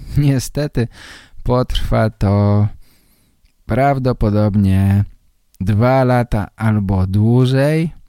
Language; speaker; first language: Polish; native; Polish